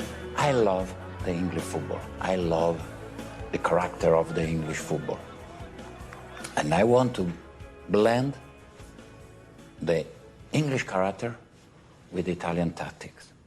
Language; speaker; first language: English; non-native, fluent; Italian